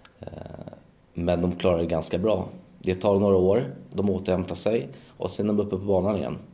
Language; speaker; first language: Swedish; native; Swedish